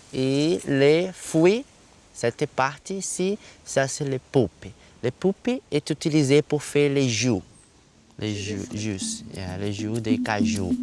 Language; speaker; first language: French; non-native, learner; Portuguese